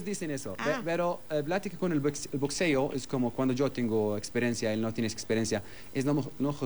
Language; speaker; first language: Spanish; non-native, learner; Arabic